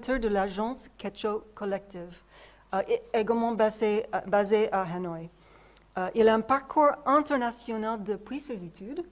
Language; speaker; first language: French; non-native, fluent; English